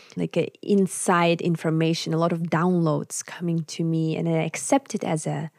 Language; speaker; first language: English; non-native, fluent; Russian